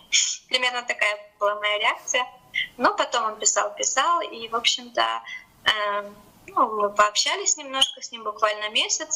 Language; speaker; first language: Russian; native; Russian